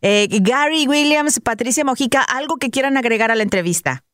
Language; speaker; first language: Spanish; native; Spanish